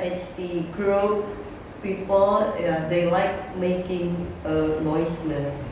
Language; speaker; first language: English; non-native, learner; Indonesian